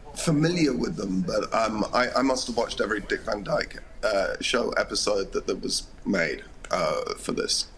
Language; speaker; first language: English; native; English